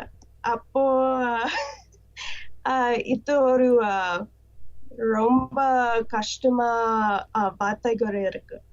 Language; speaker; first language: Tamil; non-native, learner; English